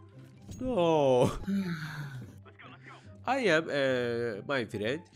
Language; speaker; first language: English; non-native, learner; Turkish